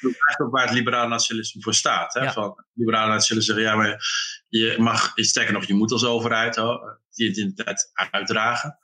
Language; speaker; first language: Dutch; native; Dutch